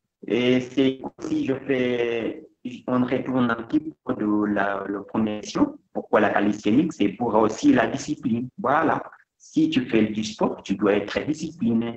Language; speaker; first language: French; non-native, fluent; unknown